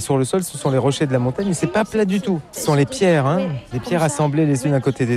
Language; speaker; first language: French; native; French